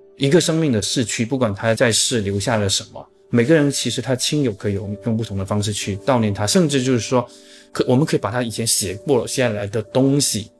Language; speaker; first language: Chinese; non-native, local second language; Min Nan Chinese